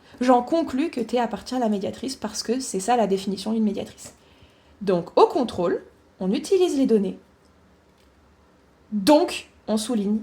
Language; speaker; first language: French; native; French